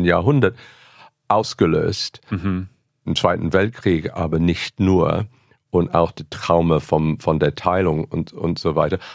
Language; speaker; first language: German; non-native, fluent; English